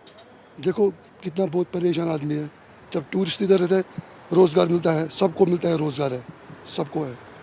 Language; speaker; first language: Hindi; non-native, local second language; Kashmiri